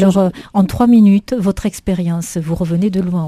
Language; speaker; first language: French; native; French